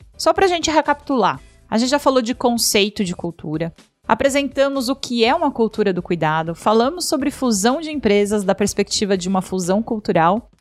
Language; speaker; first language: Portuguese; native; Portuguese